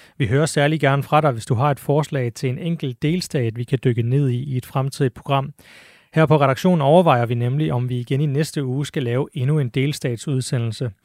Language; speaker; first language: Danish; native; Danish